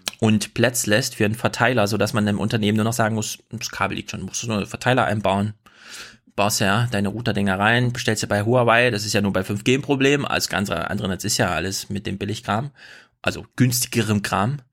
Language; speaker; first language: German; native; German